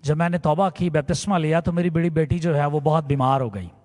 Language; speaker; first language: Urdu; non-native, local second language; Punjabi